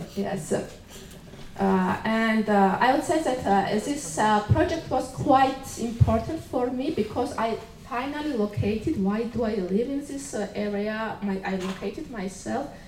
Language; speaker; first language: English; non-native, fluent; Georgian